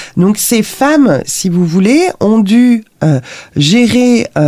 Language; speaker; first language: French; native; French